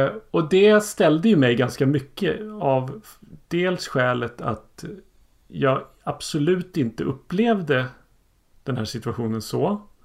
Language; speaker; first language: Swedish; native; Swedish